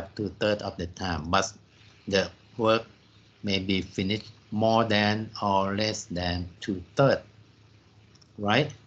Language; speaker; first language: English; non-native, fluent; Thai